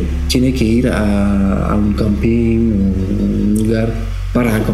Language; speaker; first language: Spanish; non-native, learner; French